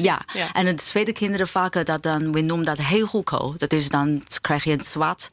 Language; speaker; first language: Dutch; non-native, fluent; Chinese